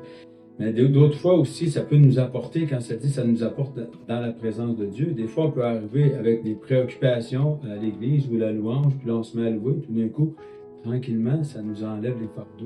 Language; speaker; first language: French; native; French